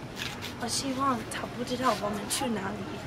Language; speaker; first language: Chinese; non-native, learner; English